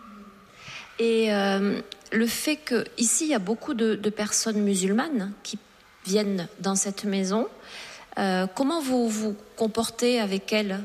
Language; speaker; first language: French; native; French